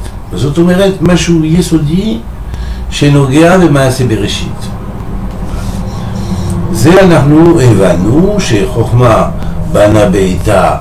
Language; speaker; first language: Hebrew; non-native, fluent; French